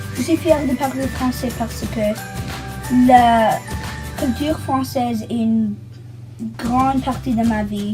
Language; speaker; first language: French; non-native, learner; English